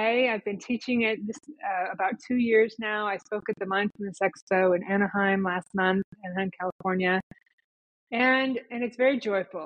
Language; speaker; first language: English; native; English